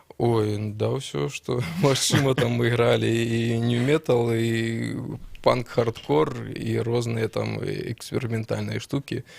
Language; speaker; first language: Belarusian; non-native, local second language; Russian